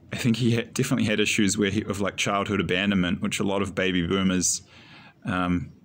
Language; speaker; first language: English; native; English